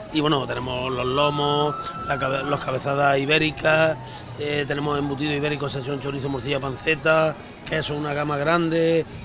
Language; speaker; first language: Spanish; native; Spanish